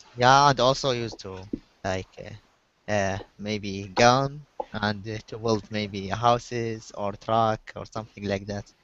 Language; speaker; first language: English; non-native, learner; Arabic